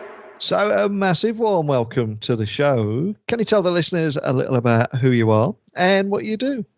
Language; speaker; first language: English; native; English